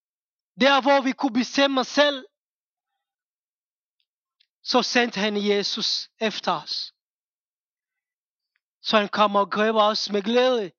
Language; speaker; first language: Danish; non-native, fluent; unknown